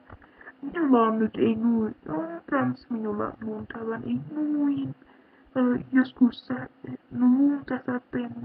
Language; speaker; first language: Finnish; early bilingual, heritage; German